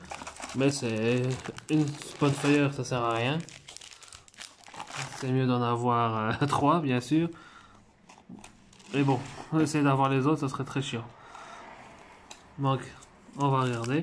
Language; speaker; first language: French; native; French